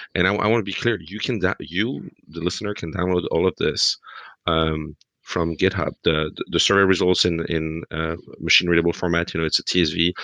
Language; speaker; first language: English; non-native, fluent; French